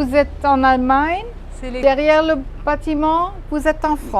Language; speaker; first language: French; non-native, fluent; German